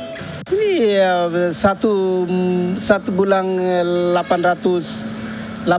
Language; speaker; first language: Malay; non-native, learner; Bangla